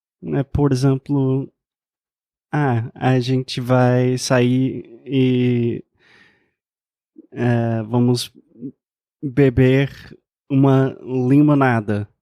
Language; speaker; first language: Portuguese; non-native, fluent; English